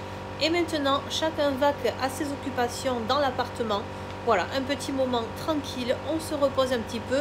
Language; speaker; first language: French; native; French